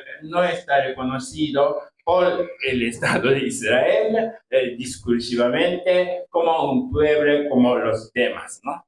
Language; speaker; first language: Spanish; non-native, fluent; Japanese